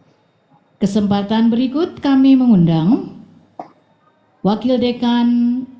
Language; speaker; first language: Indonesian; native; Indonesian